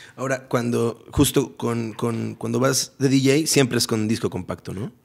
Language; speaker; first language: Spanish; native; Spanish